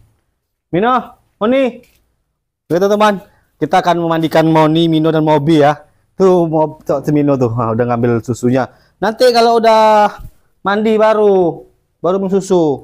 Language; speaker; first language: Indonesian; native; Indonesian